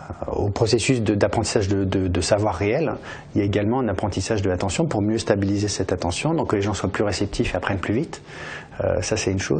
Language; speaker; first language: French; native; French